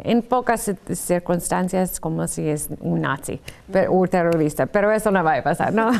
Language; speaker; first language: Spanish; non-native, fluent; English